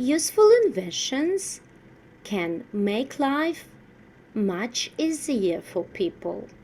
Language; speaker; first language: English; non-native, fluent; Russian